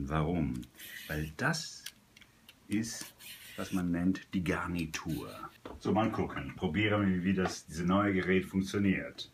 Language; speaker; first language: German; non-native, fluent; Italian